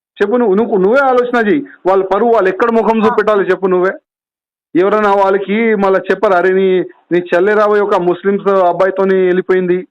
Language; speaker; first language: Telugu; non-native, local second language; Hindi